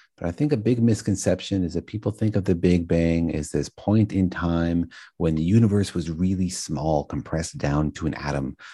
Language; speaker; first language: English; native; English